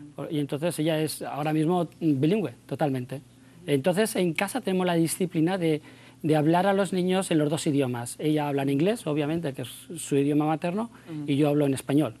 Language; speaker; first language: Spanish; native; Spanish